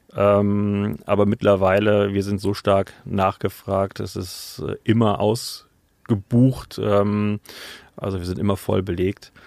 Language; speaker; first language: German; native; German